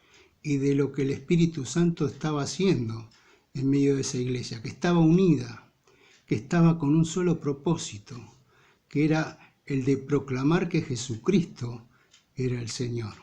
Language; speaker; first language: Spanish; native; Spanish